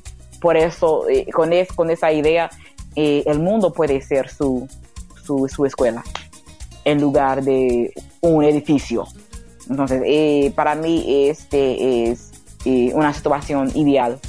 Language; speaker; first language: Spanish; non-native, learner; English